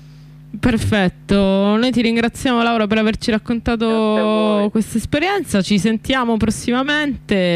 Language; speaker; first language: Italian; native; Italian